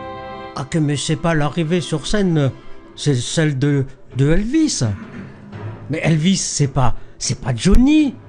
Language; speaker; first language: French; native; French